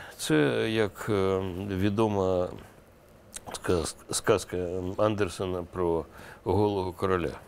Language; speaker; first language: Ukrainian; non-native, local second language; Russian